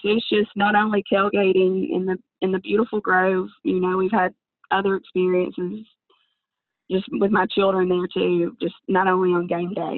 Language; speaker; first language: English; native; English